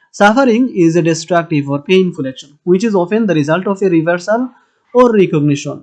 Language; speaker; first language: English; non-native, local second language; Bangla